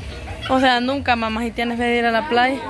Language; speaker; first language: Spanish; native; Spanish